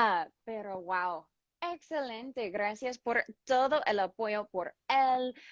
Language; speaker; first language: Spanish; non-native, fluent; English